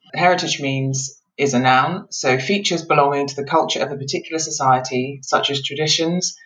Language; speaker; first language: English; native; English